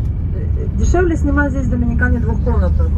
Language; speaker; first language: Russian; native; Russian